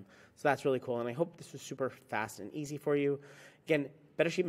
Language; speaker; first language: English; native; English